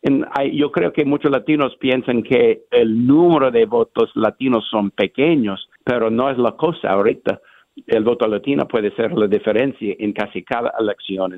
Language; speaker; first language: Spanish; non-native, fluent; English